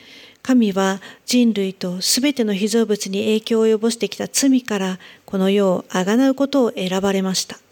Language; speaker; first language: Japanese; native; Japanese